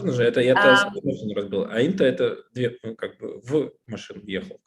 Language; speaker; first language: Russian; native; Russian